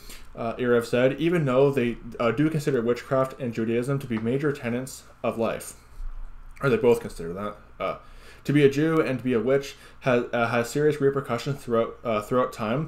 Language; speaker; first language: English; native; English